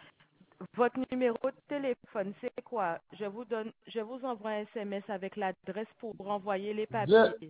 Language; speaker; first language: French; native; French